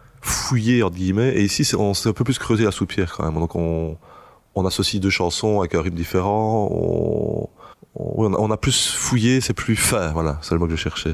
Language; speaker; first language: French; native; French